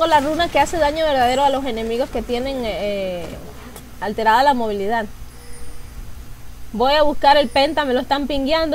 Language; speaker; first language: Spanish; native; Spanish